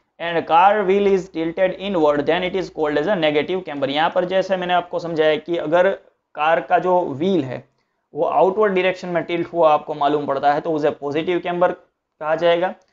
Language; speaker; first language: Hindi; non-native, local second language; Gujarati